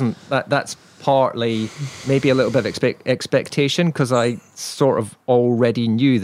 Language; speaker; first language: English; native; English